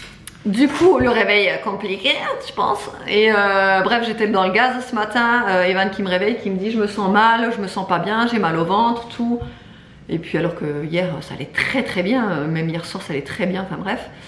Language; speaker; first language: French; native; French